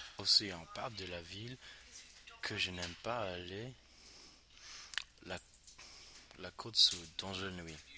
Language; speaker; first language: French; non-native, learner; English